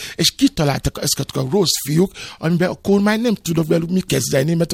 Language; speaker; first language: Hungarian; non-native, learner; Yoruba